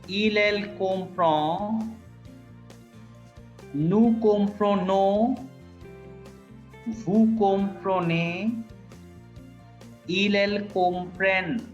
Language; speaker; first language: French; non-native, fluent; Bangla